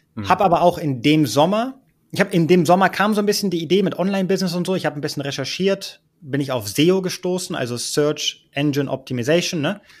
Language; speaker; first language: German; early bilingual, heritage; German